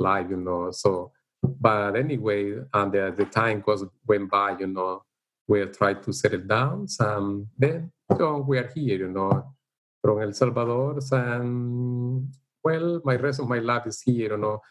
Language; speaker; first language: English; non-native, learner; Spanish